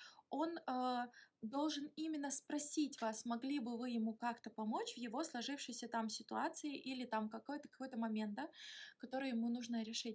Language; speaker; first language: Russian; native; Russian